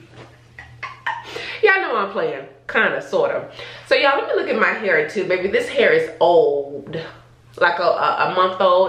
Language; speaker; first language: English; native; English